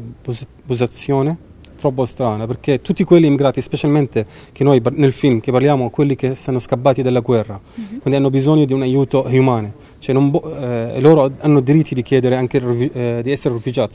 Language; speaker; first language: Italian; non-native, learner; Arabic